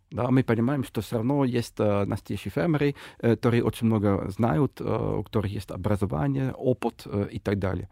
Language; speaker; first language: Russian; non-native, fluent; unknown